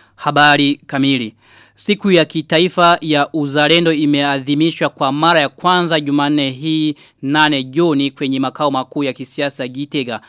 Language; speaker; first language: Swahili; non-native, local second language; Rundi